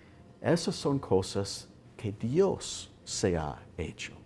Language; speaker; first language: Spanish; non-native, learner; English